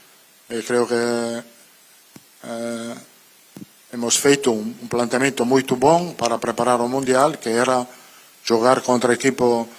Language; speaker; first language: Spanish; non-native, fluent; Italian